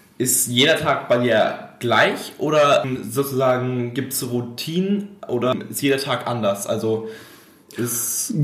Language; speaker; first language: German; native; German